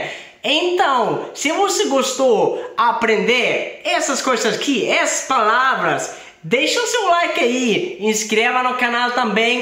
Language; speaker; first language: Portuguese; non-native, fluent; Swedish